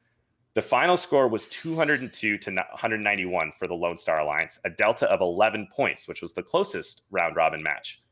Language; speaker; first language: English; native; English